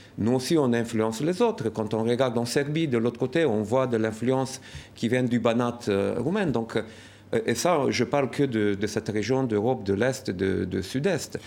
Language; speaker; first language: French; non-native, fluent; Romanian